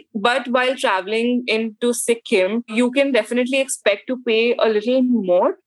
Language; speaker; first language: English; non-native, local second language; Hindi